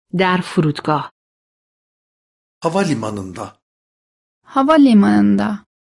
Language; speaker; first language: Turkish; non-native, fluent; Persian